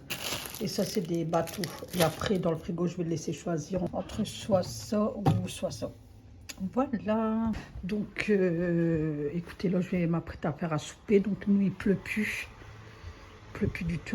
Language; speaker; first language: French; native; French